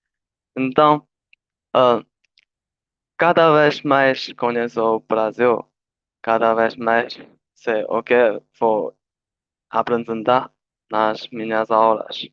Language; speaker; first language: Portuguese; non-native, learner; Chinese